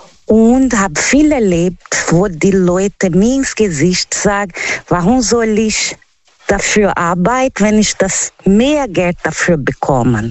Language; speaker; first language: German; non-native, fluent; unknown